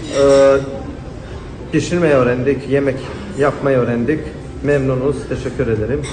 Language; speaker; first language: Turkish; non-native, learner; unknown